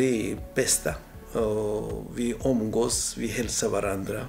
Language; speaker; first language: Swedish; non-native, fluent; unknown